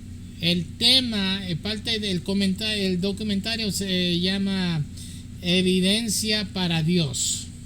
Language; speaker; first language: Spanish; early bilingual, heritage; English